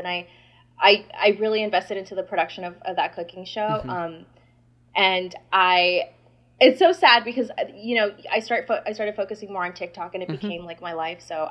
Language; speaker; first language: English; non-native, fluent; Spanish